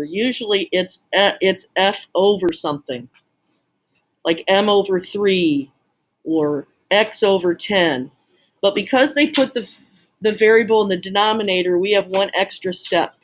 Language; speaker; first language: English; native; English